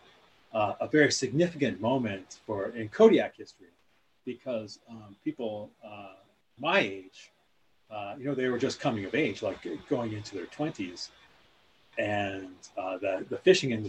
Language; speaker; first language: English; native; English